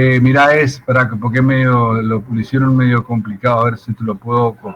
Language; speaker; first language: Spanish; native; Spanish